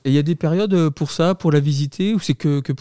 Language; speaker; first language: French; native; French